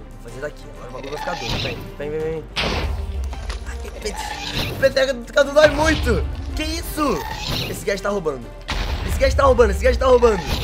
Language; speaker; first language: Portuguese; native; Portuguese